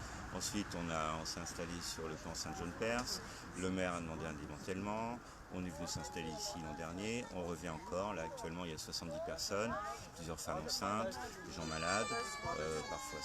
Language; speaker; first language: French; native; French